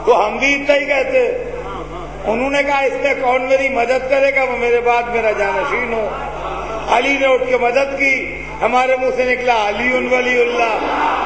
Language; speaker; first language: Urdu; native; Urdu